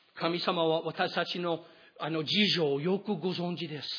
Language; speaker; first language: Japanese; non-native, fluent; English